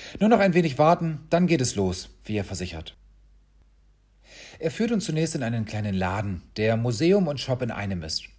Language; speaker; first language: German; native; German